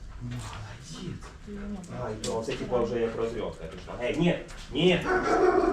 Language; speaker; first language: Russian; non-native, local second language; Ukrainian